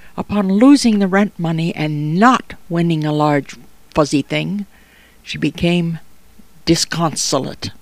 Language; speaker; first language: English; native; English